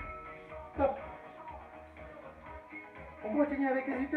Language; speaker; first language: French; native; French